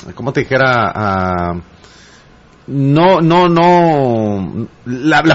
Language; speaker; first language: Spanish; native; Spanish